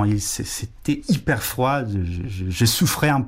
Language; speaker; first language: French; non-native, fluent; Spanish